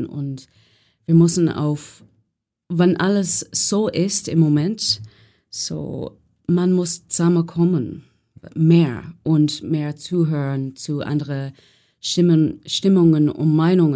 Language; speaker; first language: German; non-native, learner; English